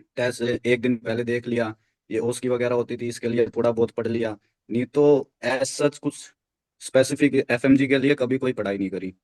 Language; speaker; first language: Hindi; native; Hindi